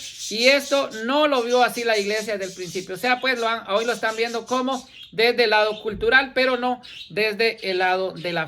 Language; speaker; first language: Spanish; native; Spanish